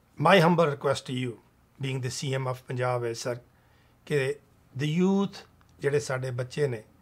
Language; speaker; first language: English; non-native, local second language; Punjabi